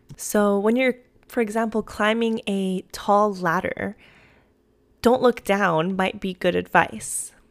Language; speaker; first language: English; early bilingual, other home language; Spanish